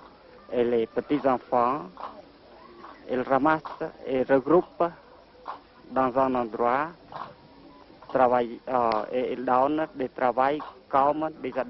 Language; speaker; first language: French; non-native, local second language; Khmer